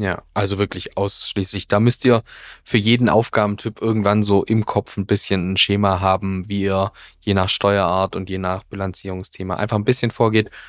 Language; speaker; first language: German; native; German